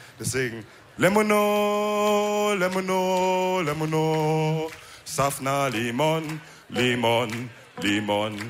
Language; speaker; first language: German; early bilingual, other home language; Wolof